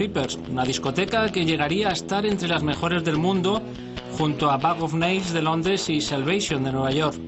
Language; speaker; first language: Spanish; native; Spanish